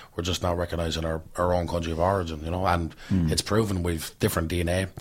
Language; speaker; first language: English; native; English